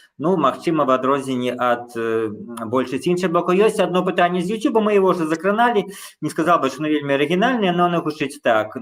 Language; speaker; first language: Belarusian; native; Belarusian